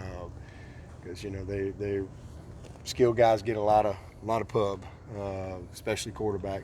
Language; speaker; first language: English; native; English